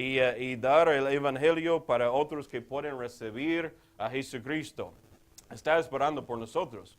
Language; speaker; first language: Spanish; non-native, fluent; English